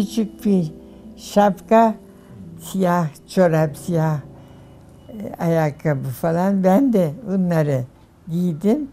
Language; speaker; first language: Turkish; non-native, fluent; German